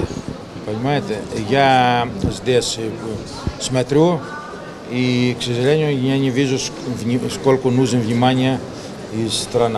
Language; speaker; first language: Russian; non-native, learner; Greek